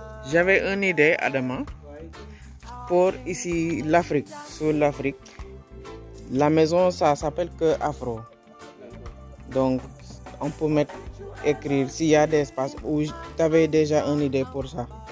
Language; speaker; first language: French; non-native, learner; English